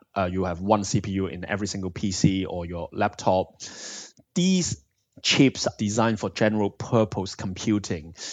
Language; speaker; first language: English; non-native, local second language; Cantonese